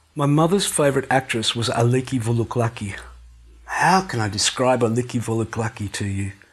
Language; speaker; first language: English; native; English